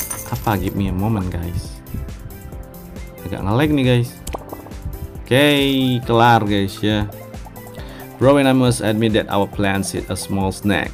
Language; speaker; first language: English; non-native, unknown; Indonesian